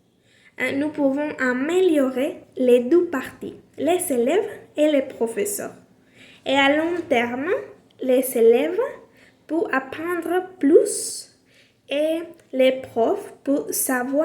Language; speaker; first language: French; non-native, learner; Spanish